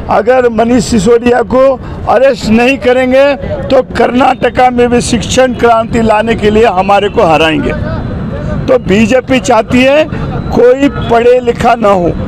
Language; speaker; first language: Hindi; non-native, local second language; Urdu